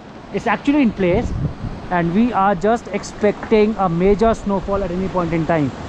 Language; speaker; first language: English; non-native, local second language; Hindi